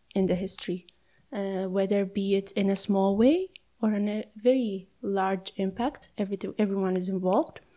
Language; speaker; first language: English; non-native, fluent; Amharic